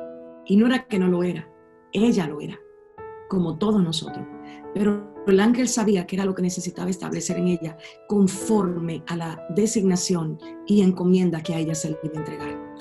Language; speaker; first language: Spanish; native; Spanish